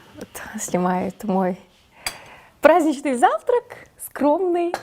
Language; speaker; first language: Russian; non-native, local second language; Kyrgyz